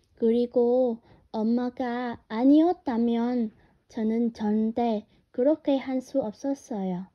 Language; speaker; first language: Korean; non-native, learner; Vietnamese